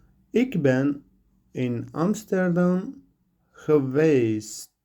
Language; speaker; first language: Dutch; non-native, learner; Turkish